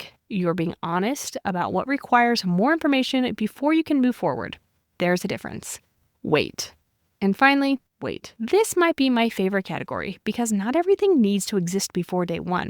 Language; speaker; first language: English; native; English